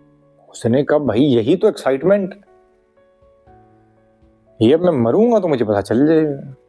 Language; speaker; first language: Hindi; non-native, local second language; Punjabi